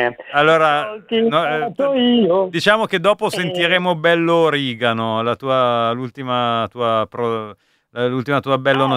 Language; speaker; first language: Italian; native; Italian